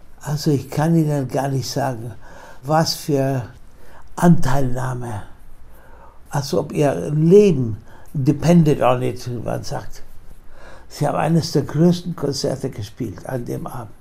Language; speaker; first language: German; non-native, fluent; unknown